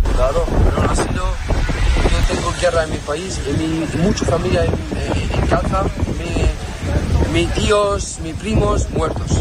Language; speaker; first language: Spanish; non-native, learner; Arabic